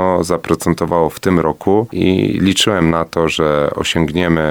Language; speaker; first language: Polish; native; Polish